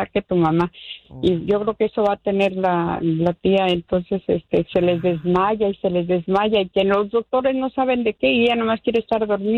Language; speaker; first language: Spanish; native; Spanish